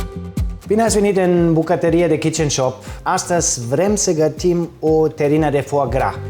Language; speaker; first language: Romanian; non-native, fluent; German